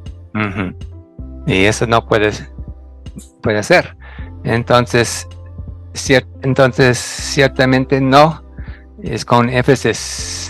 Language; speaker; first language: Spanish; non-native, fluent; English